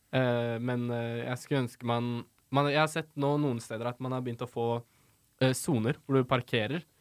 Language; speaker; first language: Norwegian; native; Norwegian